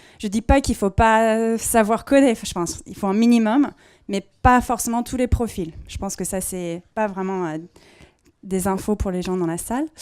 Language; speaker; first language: French; non-native, fluent; English